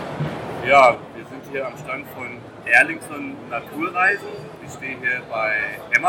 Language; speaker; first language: German; native; German